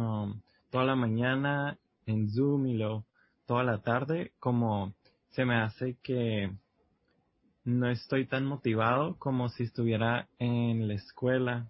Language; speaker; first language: Spanish; early bilingual, heritage; Spanish